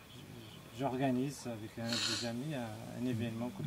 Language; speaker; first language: French; non-native, local second language; Arabic